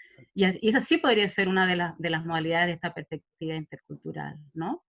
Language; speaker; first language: Spanish; native; Spanish